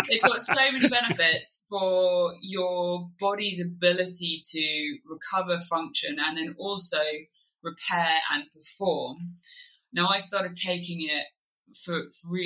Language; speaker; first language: English; native; English